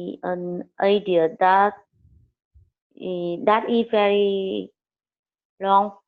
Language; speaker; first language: English; non-native, learner; Vietnamese